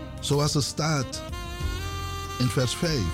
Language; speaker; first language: Dutch; non-native, local second language; Sranan Tongo